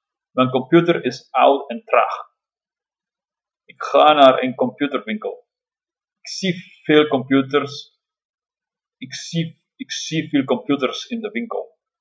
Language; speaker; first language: Dutch; non-native, learner; Spanish